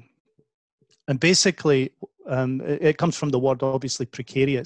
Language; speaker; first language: English; native; English